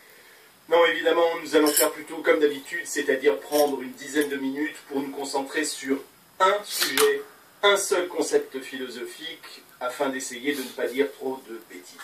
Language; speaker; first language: French; native; French